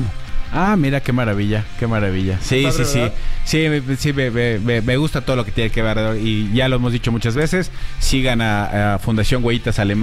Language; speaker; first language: Spanish; native; Spanish